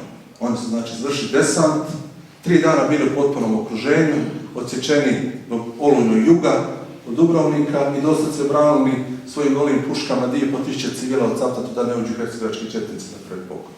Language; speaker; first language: Croatian; native; Croatian